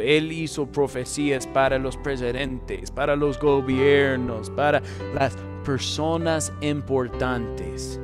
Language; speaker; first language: Spanish; non-native, fluent; English